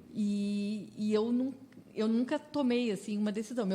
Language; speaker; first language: Portuguese; native; Portuguese